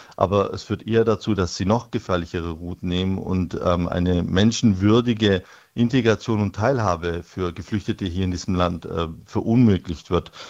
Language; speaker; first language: German; native; German